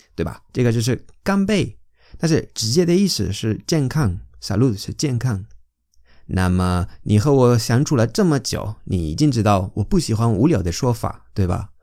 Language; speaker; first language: Chinese; non-native, fluent; Spanish